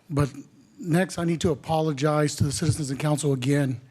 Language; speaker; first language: English; native; English